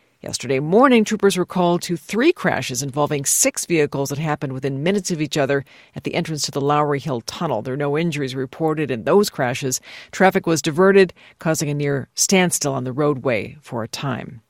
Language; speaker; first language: English; native; English